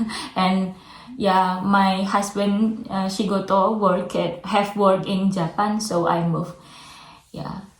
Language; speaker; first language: English; non-native, learner; Indonesian